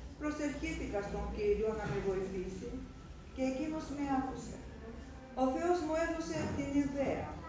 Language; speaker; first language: Greek; non-native, fluent; Russian